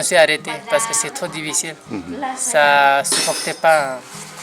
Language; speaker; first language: French; non-native, learner; Nepali